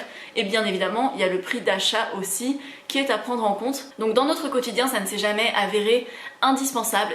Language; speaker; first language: French; native; French